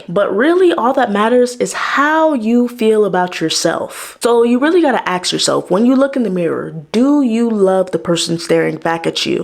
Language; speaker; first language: English; native; English